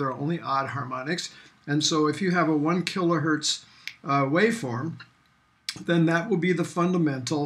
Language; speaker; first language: English; native; English